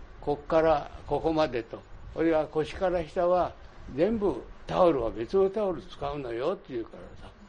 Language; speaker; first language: Japanese; native; Japanese